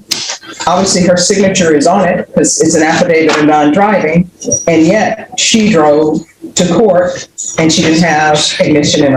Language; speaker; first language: English; native; English